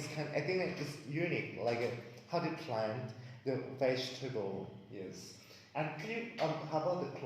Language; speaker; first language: English; non-native, learner; Thai